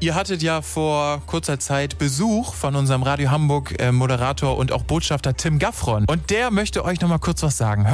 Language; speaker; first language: German; native; German